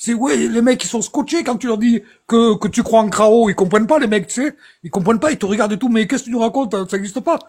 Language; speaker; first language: French; native; French